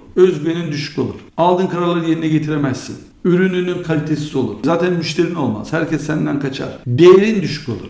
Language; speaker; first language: Turkish; early bilingual, heritage; Turkish